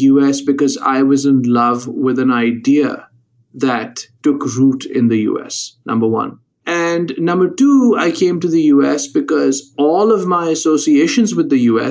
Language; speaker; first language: English; non-native, local second language; Urdu